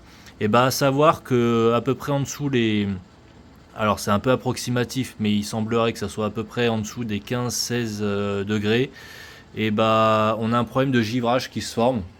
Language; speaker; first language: French; native; French